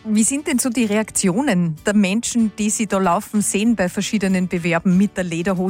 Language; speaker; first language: German; native; German